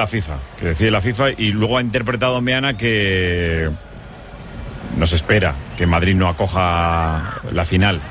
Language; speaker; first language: Spanish; native; Spanish